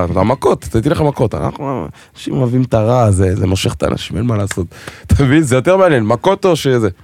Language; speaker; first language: Hebrew; non-native, local second language; French